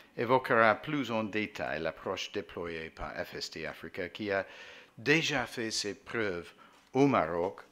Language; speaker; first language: French; non-native, fluent; English